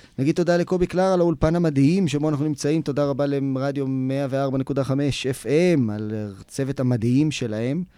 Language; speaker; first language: Hebrew; native; Hebrew